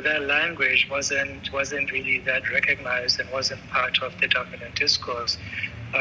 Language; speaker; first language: English; non-native, local second language; Tswana